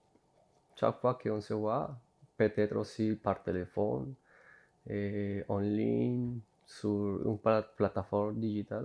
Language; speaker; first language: French; non-native, learner; Spanish